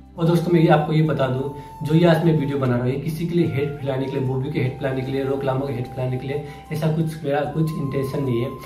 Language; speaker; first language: Hindi; non-native, local second language; Nepali